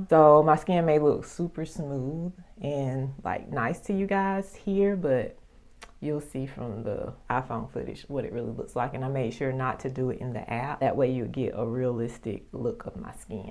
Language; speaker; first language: English; native; English